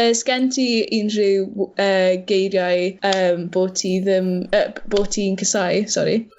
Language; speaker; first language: Welsh; non-native, local second language; English